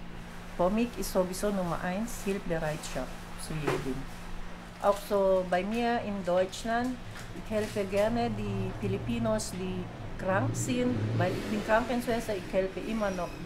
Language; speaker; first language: German; non-native, fluent; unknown